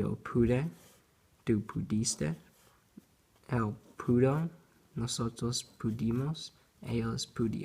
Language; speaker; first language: Spanish; non-native, learner; English